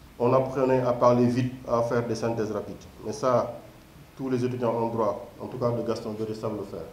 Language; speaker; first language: French; non-native, local second language; Wolof